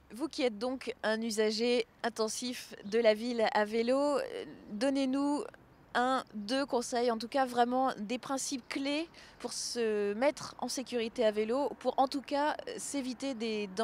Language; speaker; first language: French; native; French